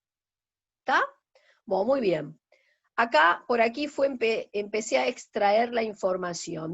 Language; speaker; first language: Spanish; native; Spanish